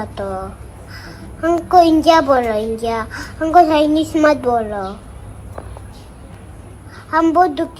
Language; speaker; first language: Hindi; non-native, local second language; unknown